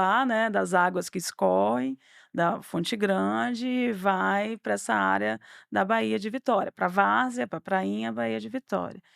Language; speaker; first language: Portuguese; native; Portuguese